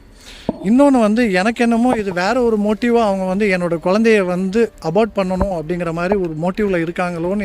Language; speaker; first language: Tamil; native; Tamil